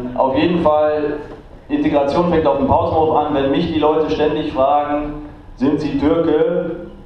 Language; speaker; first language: German; native; German